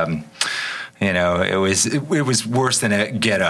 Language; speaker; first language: English; native; English